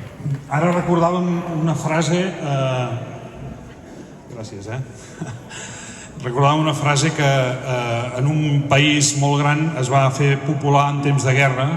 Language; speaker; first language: Catalan; native; Catalan